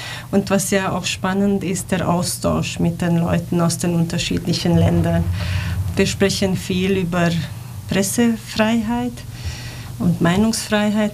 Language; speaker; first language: German; non-native, fluent; Romanian